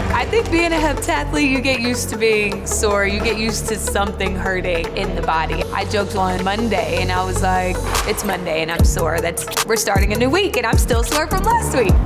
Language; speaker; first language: English; native; English